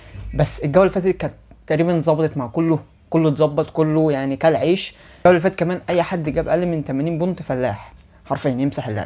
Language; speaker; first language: Arabic; native; Arabic